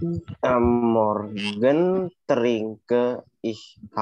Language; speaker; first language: German; non-native, learner; Indonesian